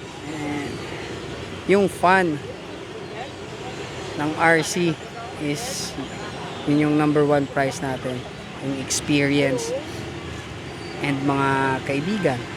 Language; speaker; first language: Filipino; native; Filipino